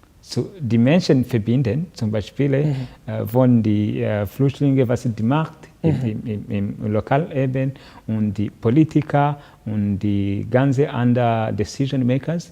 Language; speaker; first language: German; non-native, learner; Kinyarwanda